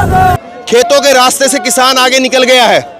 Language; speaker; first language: Hindi; native; Hindi